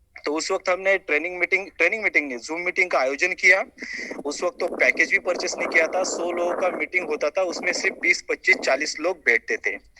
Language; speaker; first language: Hindi; non-native, local second language; Marathi